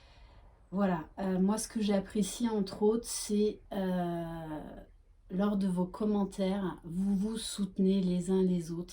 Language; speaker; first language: French; native; French